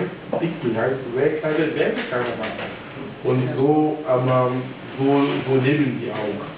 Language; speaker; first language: German; non-native, fluent; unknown